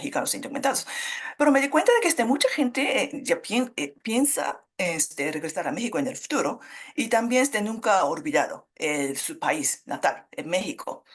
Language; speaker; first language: Spanish; non-native, fluent; Japanese